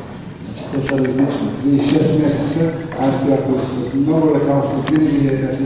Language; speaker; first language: Bulgarian; non-native, learner; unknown